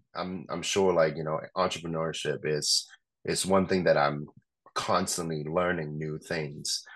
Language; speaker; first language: English; non-native, local second language; Cantonese